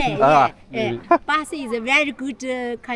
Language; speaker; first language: English; non-native, learner; Chinese